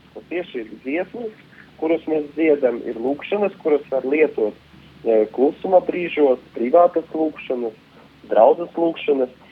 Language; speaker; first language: Latvian; non-native, local second language; Russian